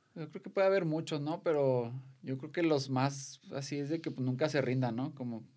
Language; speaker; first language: Spanish; native; Spanish